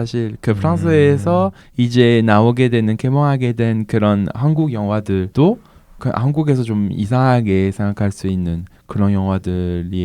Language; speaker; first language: Korean; non-native, fluent; French